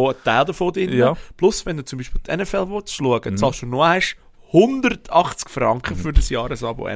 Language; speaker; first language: German; native; German